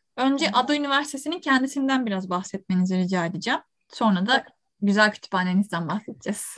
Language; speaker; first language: Turkish; native; Turkish